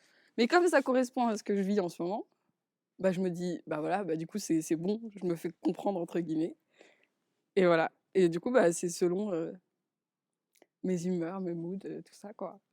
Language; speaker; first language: French; native; French